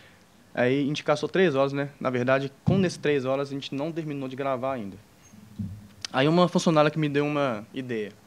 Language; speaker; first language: Portuguese; non-native, fluent; Chinese